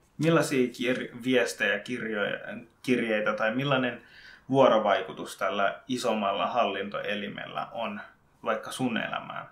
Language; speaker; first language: Finnish; early bilingual, other home language; Bangla